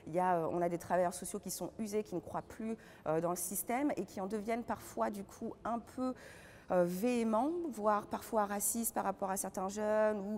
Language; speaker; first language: French; native; French